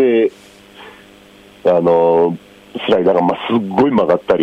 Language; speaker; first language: Japanese; native; Japanese